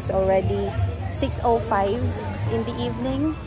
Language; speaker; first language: English; non-native, local second language; Filipino